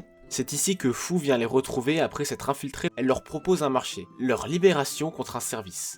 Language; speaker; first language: French; native; French